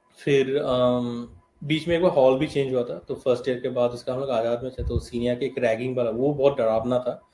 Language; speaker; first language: Hindi; non-native, local second language; Bangla